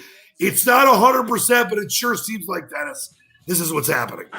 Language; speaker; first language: English; native; English